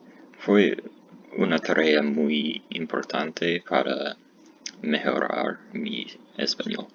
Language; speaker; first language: Spanish; non-native, learner; English